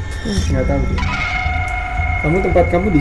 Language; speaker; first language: Indonesian; native; Indonesian